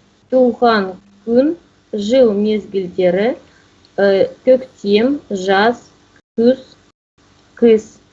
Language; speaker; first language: Kazakh; non-native, learner; Russian